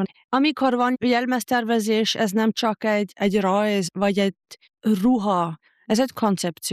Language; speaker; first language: Hungarian; non-native, fluent; German